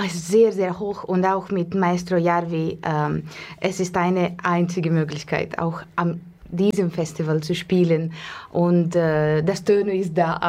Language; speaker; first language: German; non-native, learner; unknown